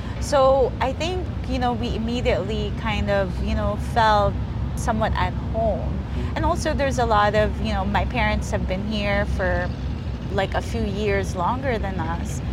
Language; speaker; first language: English; early bilingual, other home language; Filipino